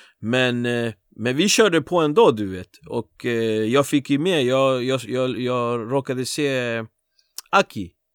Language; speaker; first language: Swedish; early bilingual, other home language; Spanish